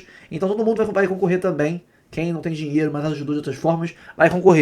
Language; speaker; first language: Portuguese; native; Portuguese